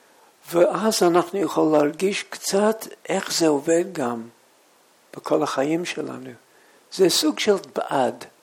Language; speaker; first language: Hebrew; non-native, fluent; English